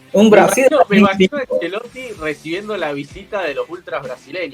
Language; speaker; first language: Spanish; native; Spanish